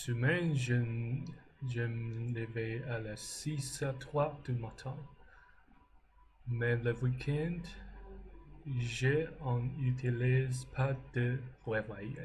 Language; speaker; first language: French; non-native, learner; English